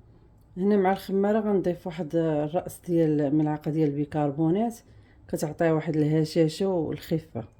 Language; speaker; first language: Arabic; native; Arabic